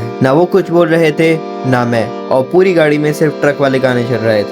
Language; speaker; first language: Hindi; native; Hindi